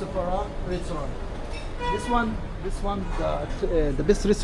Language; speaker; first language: English; non-native, learner; Arabic